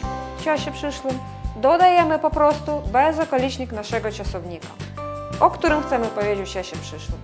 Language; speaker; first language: Polish; non-native, fluent; Russian